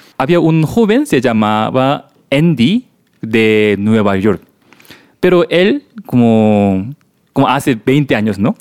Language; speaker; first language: Spanish; non-native, learner; Korean